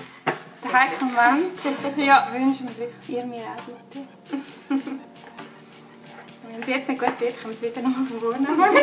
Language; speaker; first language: German; native; German